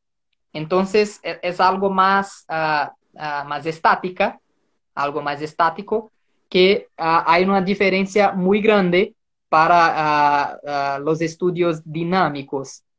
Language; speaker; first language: Spanish; non-native, fluent; Portuguese